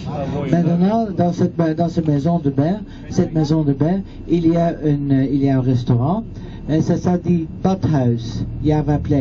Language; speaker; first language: French; non-native, fluent; Dutch